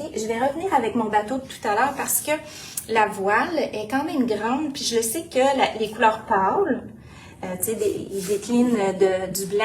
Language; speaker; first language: French; native; French